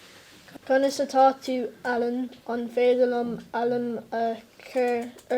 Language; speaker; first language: Irish; non-native, local second language; English